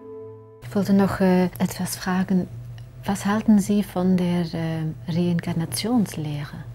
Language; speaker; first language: German; non-native, fluent; Dutch